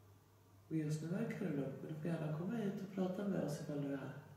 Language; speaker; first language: Swedish; native; Swedish